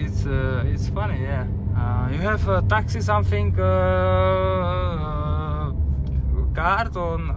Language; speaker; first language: English; non-native, learner; Czech